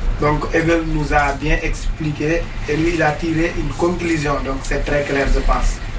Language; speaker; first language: French; non-native, local second language; Wolof